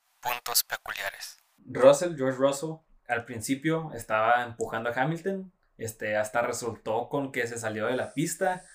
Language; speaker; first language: Spanish; native; Spanish